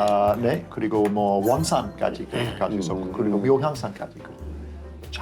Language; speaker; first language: Korean; non-native, fluent; English